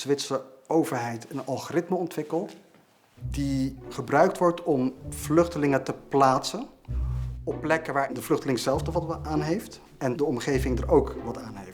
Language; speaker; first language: Dutch; native; Dutch